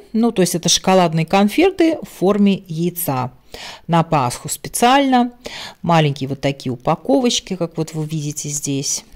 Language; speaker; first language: Russian; non-native, local second language; Latvian